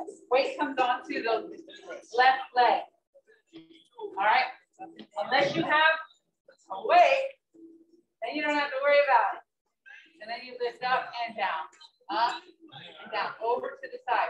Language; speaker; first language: English; native; English